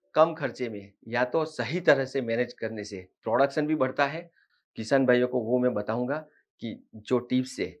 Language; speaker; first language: Hindi; non-native, local second language; Marathi